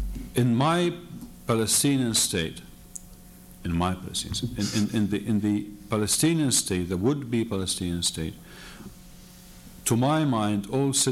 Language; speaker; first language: English; non-native, fluent; Arabic